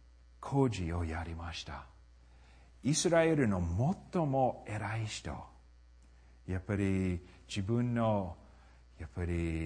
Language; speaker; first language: Japanese; non-native, fluent; English